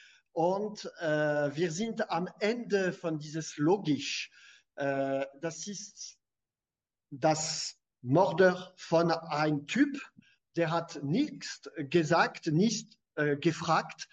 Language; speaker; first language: German; non-native, fluent; French